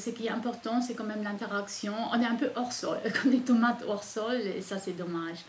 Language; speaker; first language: French; non-native, fluent; German